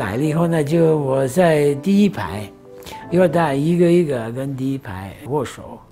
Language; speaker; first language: Chinese; non-native, fluent; Turkish